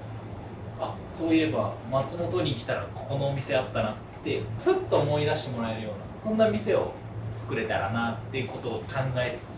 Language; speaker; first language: Japanese; native; Japanese